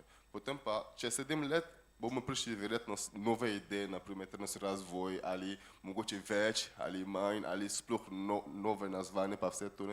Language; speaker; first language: Slovenian; non-native, fluent; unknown